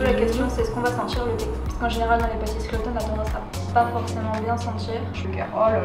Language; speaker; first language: French; native; French